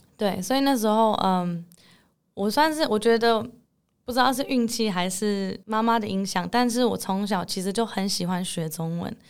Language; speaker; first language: Chinese; early bilingual, heritage; English